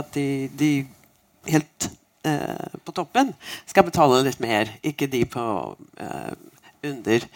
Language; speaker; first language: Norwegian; non-native, fluent; English